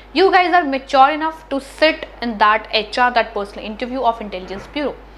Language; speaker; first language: Hindi; native; Hindi